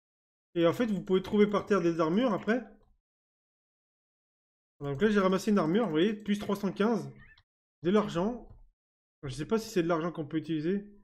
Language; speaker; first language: French; native; French